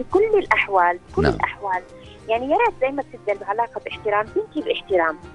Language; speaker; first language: Arabic; native; Arabic